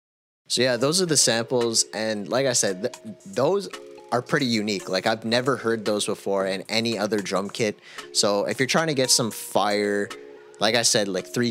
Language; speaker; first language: English; native; English